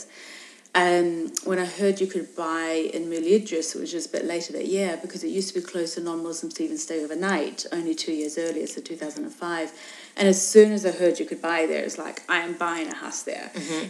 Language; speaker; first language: English; native; English